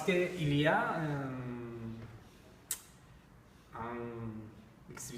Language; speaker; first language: French; non-native, learner; Spanish